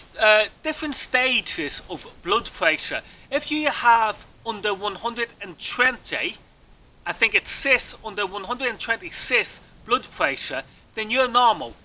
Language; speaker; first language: English; native; English